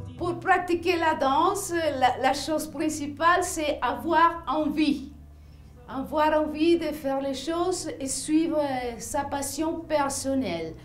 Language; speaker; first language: French; non-native, fluent; Spanish